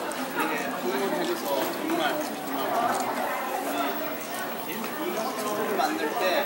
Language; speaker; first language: Korean; early bilingual, heritage; English